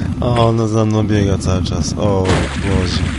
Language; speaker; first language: Polish; native; Polish